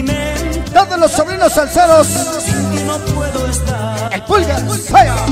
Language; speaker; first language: Spanish; native; Spanish